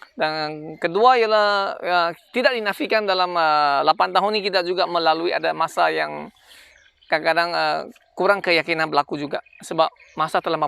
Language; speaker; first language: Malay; non-native, local second language; Chinese